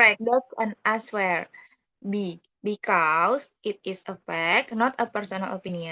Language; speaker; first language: English; non-native, learner; Indonesian